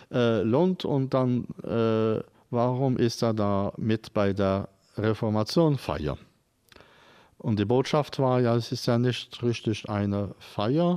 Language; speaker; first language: German; non-native, fluent; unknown